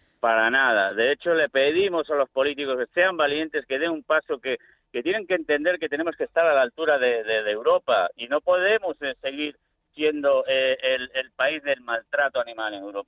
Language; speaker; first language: Spanish; native; Spanish